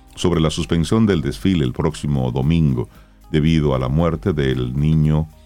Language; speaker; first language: Spanish; native; Spanish